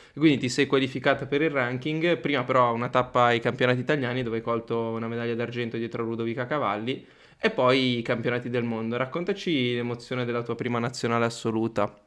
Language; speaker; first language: Italian; native; Italian